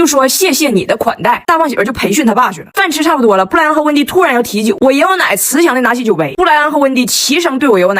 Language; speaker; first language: Chinese; native; Chinese